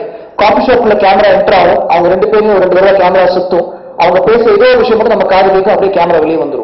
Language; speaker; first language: Tamil; native; Tamil